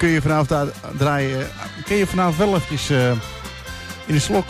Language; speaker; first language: Dutch; native; Dutch